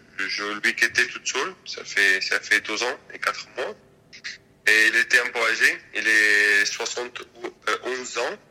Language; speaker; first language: French; non-native, learner; Arabic